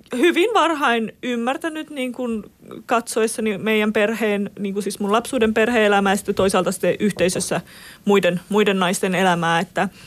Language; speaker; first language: Finnish; native; Finnish